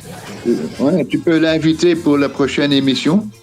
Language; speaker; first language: French; non-native, fluent; Dutch